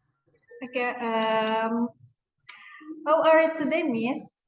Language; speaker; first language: English; non-native, learner; Indonesian